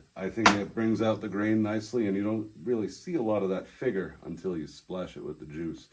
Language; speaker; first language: English; native; English